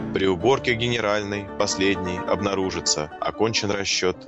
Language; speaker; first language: Russian; native; Russian